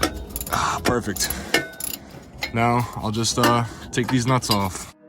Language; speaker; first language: English; native; English